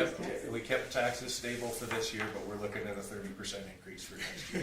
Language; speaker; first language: English; native; English